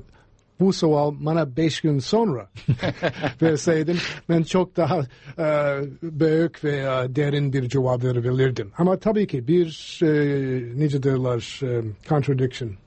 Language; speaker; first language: Turkish; non-native, fluent; English